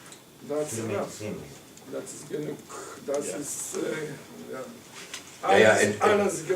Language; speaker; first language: German; non-native, learner; Lithuanian